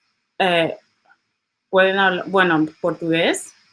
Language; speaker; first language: Spanish; non-native, learner; English